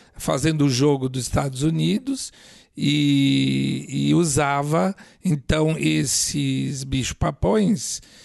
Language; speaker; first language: Portuguese; native; Portuguese